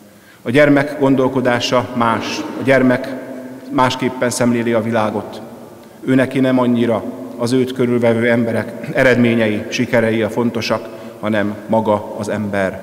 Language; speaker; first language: Hungarian; native; Hungarian